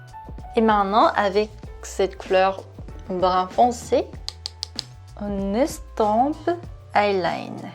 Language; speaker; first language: French; non-native, fluent; Korean